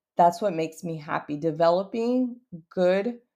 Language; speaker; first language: English; early bilingual, other home language; Portuguese